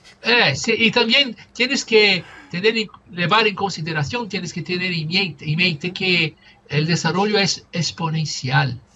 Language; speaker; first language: Spanish; non-native, fluent; Portuguese